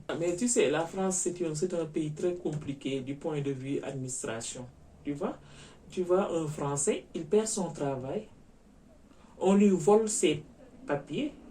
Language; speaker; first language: French; non-native, local second language; Wolof